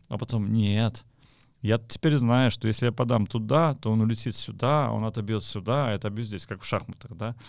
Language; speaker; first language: Russian; native; Russian